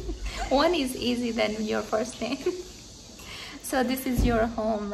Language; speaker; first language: English; non-native, local second language; Hindi